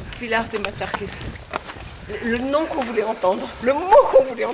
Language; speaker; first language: French; native; French